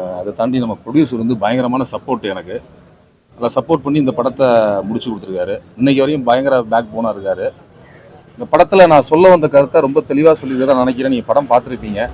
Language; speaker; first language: Tamil; native; Tamil